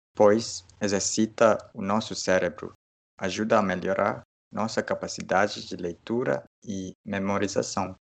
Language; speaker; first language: Portuguese; non-native, fluent; Malay